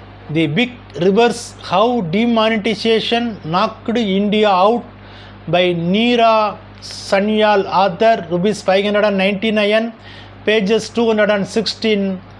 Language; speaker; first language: English; non-native, local second language; Tamil